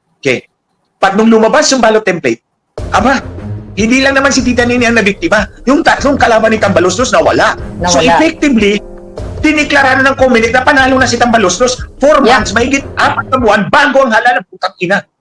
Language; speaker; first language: Filipino; non-native, local second language; Waray